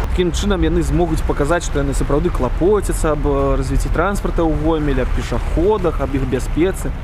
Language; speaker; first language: Belarusian; non-native, local second language; Russian